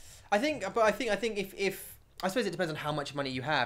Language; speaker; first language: English; native; English